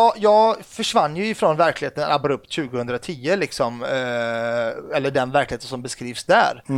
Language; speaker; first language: Swedish; early bilingual, other home language; Arabic